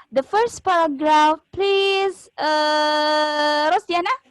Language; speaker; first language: English; non-native, learner; Indonesian